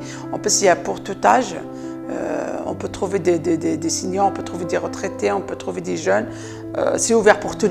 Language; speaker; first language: French; non-native, local second language; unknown